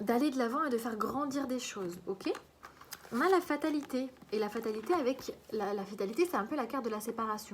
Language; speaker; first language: French; native; French